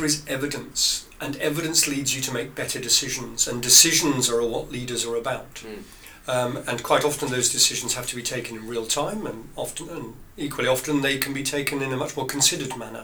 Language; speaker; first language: English; native; English